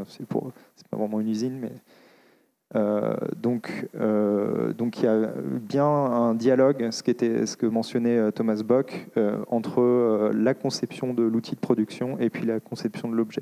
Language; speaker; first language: French; native; French